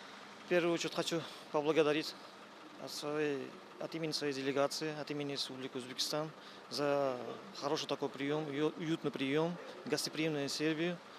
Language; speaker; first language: Russian; non-native, local second language; Uzbek